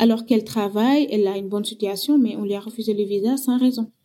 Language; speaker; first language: French; non-native, local second language; Wolof